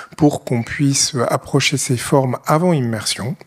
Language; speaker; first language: French; native; French